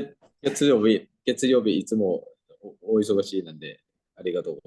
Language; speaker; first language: Japanese; non-native, fluent; Thai